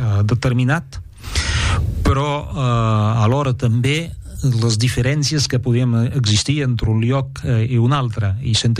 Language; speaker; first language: Catalan; non-native, fluent; French